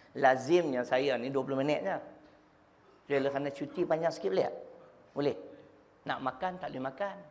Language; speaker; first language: Malay; native; Malay